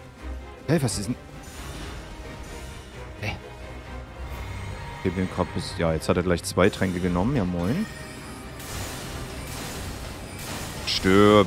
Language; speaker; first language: German; native; German